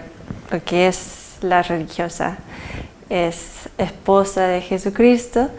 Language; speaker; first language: Spanish; early bilingual, heritage; Spanish